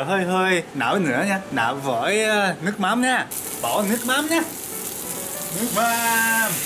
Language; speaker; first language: Vietnamese; non-native, learner; Japanese